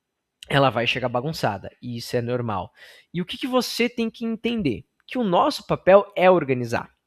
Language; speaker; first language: Portuguese; native; Portuguese